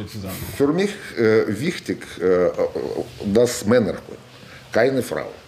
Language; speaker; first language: German; non-native, learner; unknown